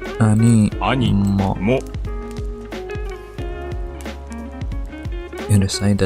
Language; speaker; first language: Japanese; non-native, learner; English